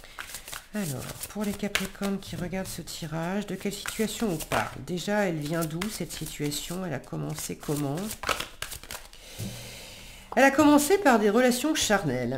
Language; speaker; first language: French; native; French